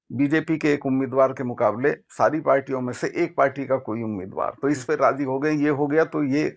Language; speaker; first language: Hindi; native; Hindi